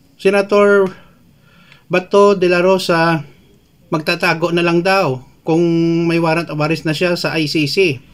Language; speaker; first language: Filipino; non-native, local second language; Hiligaynon